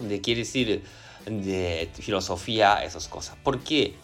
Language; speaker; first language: Spanish; non-native, learner; Japanese